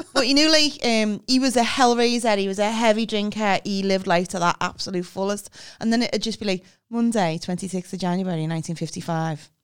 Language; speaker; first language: English; native; English